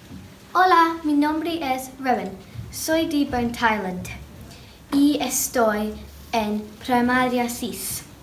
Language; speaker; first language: Spanish; non-native, learner; English